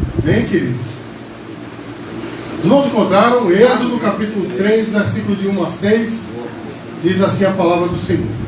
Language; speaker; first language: Portuguese; native; Portuguese